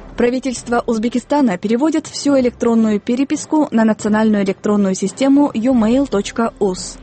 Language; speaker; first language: Russian; non-native, local second language; Kyrgyz